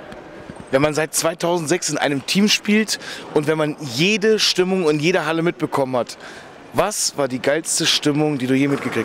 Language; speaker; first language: German; native; German